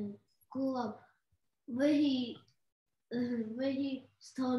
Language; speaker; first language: English; non-native, learner; Russian